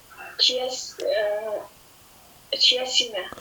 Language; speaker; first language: Russian; non-native, learner; Kyrgyz